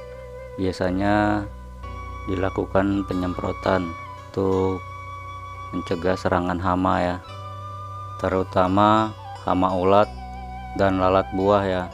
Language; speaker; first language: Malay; non-native, local second language; Sundanese